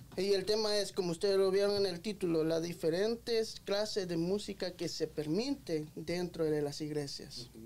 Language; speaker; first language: Spanish; early bilingual, heritage; Spanish